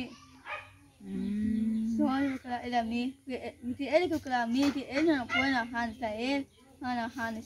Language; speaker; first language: Spanish; non-native, local second language; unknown